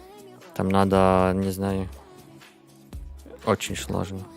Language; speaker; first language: Russian; non-native, learner; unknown